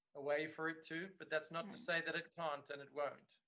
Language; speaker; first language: English; native; English